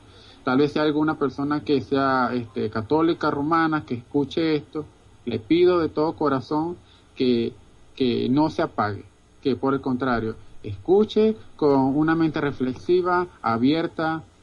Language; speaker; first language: Spanish; native; Spanish